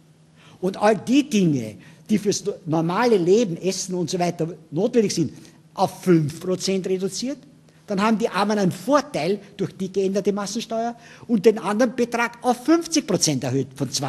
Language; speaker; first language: German; native; German